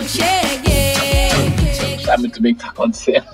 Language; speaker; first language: Portuguese; native; Portuguese